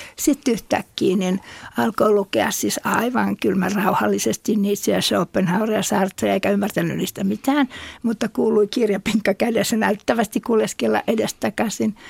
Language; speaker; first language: Finnish; native; Finnish